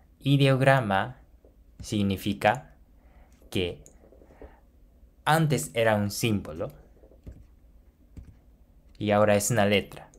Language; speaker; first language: Spanish; non-native, fluent; Japanese